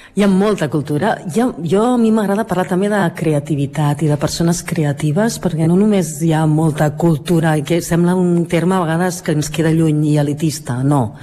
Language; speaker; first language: Catalan; native; Catalan